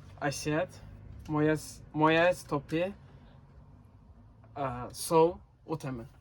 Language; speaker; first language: Polish; non-native, learner; Turkish